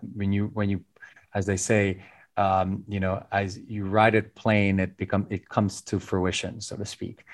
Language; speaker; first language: English; non-native, local second language; Filipino